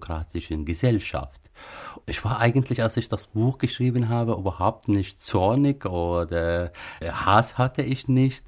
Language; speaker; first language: German; non-native, fluent; Arabic